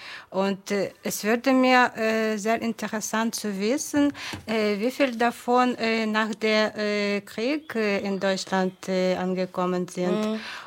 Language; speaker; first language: German; non-native, fluent; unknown